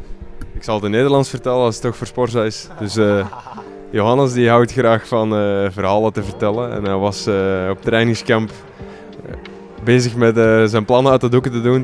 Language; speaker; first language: Dutch; native; Dutch